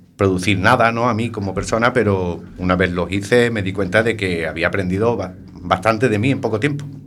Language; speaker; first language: Spanish; native; Spanish